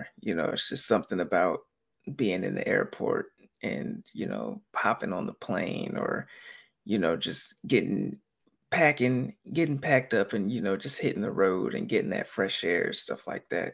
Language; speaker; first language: English; native; English